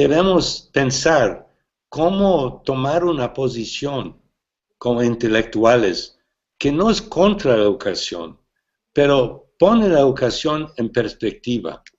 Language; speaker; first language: Spanish; non-native, fluent; English